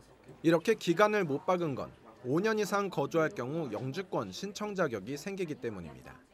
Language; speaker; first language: Korean; native; Korean